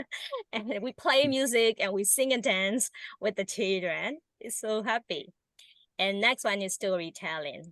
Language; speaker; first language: English; non-native, learner; Burmese